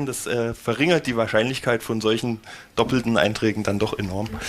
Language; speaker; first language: German; native; German